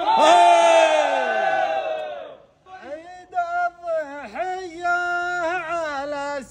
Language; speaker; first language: Arabic; native; Arabic